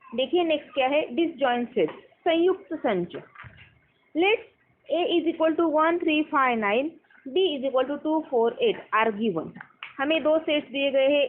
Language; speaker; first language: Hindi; non-native, local second language; Marathi